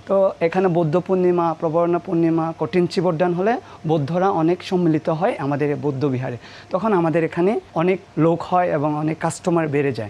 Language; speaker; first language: Bangla; non-native, local second language; Marma